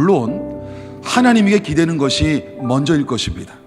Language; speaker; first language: Korean; native; Korean